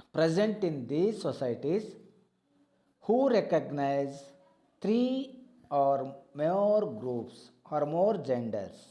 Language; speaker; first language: English; non-native, local second language; Kannada